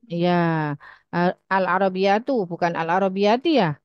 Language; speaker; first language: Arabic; non-native, fluent; Indonesian